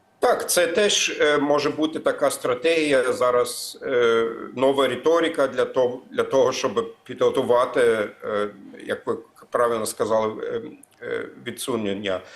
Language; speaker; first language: Ukrainian; non-native, fluent; German